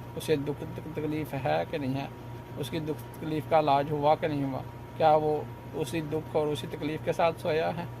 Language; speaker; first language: Urdu; non-native, local second language; Punjabi